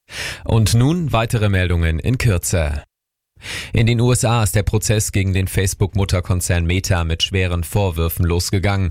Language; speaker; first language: German; native; German